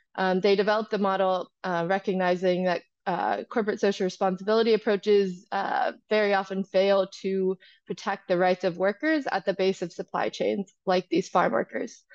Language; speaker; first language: English; native; English